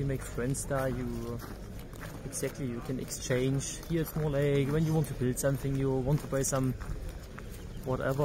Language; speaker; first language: English; non-native, fluent; German